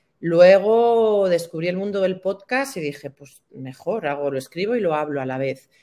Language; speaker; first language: Spanish; native; Spanish